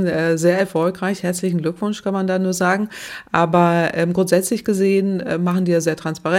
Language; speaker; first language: German; native; German